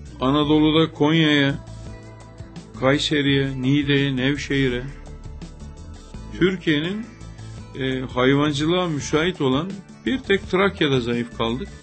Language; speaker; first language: Turkish; native; Turkish